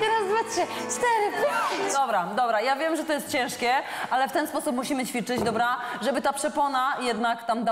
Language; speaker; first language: Polish; native; Polish